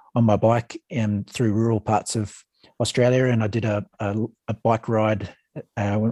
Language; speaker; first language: English; native; English